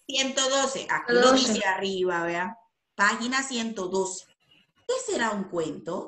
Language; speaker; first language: Spanish; native; Spanish